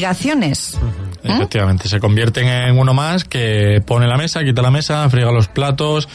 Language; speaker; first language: Spanish; native; Spanish